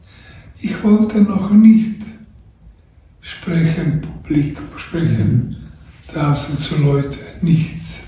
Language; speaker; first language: German; non-native, learner; Croatian